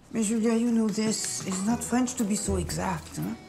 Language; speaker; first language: English; native; English